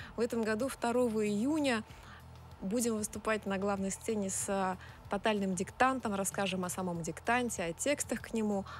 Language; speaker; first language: Russian; native; Russian